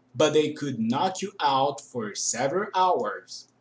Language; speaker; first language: English; non-native, fluent; Portuguese